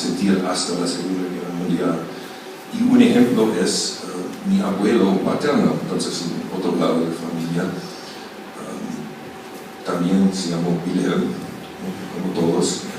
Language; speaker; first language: Spanish; non-native, fluent; German